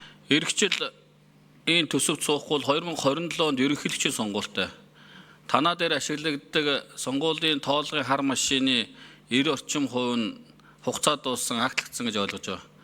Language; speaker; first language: Mongolian; native; Mongolian